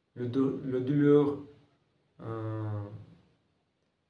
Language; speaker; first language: French; non-native, fluent; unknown